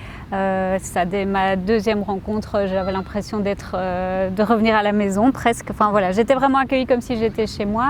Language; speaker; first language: French; native; French